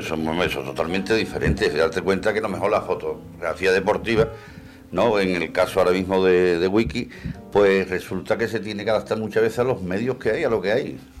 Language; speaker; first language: Spanish; native; Spanish